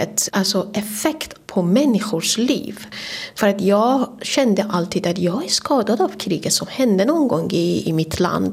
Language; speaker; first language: Swedish; non-native, fluent; Persian